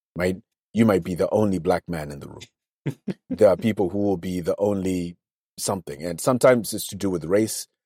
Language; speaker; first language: English; non-native, local second language; Shona